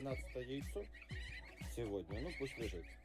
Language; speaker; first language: Russian; native; Russian